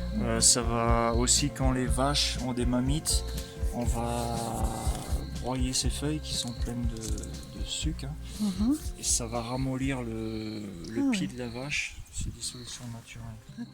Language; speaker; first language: French; native; French